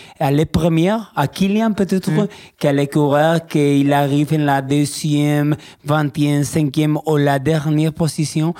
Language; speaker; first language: French; non-native, learner; Spanish